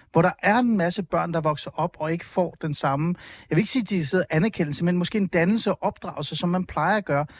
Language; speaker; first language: Danish; early bilingual, other home language; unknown